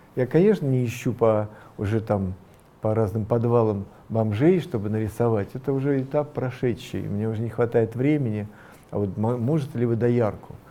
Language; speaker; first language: Russian; native; Russian